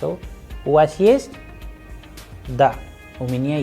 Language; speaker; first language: Russian; non-native, fluent; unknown